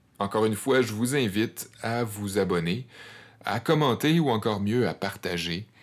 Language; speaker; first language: French; native; French